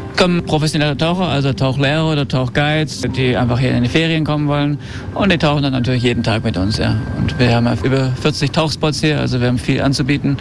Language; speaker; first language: German; early bilingual, heritage; German